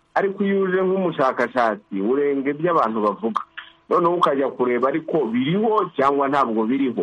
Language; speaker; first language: Kinyarwanda; native; Kinyarwanda